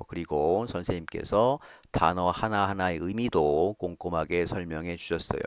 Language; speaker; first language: Korean; native; Korean